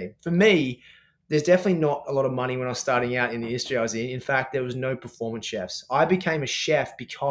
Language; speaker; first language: English; native; English